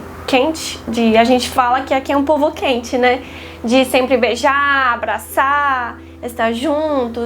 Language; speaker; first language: Portuguese; non-native, fluent; French